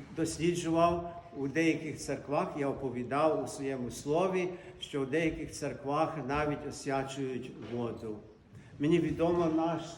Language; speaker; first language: Ukrainian; early bilingual, heritage; Ukrainian